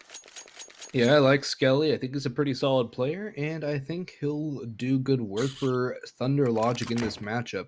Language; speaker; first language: English; native; English